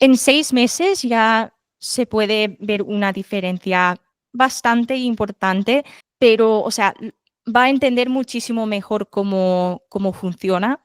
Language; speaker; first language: Spanish; non-native, fluent; English